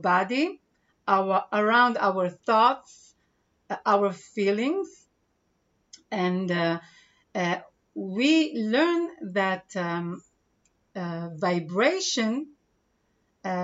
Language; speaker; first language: English; non-native, fluent; Hebrew